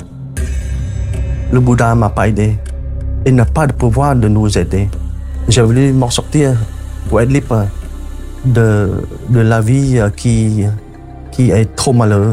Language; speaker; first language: French; non-native, fluent; Khmer